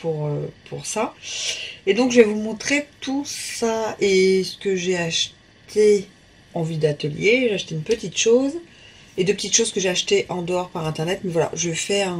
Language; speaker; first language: French; native; French